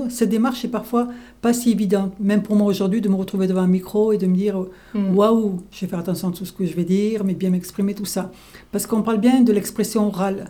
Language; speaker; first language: French; native; French